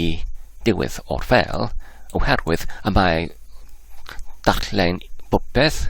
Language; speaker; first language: Welsh; non-native, learner; English